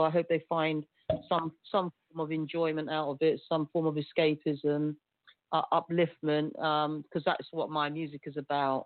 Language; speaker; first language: English; early bilingual, other home language; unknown